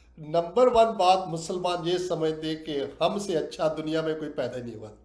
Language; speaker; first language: Urdu; native; Urdu